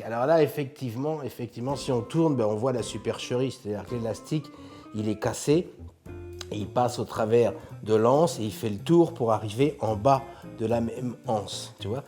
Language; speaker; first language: French; native; French